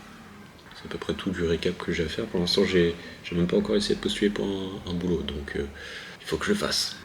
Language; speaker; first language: French; native; French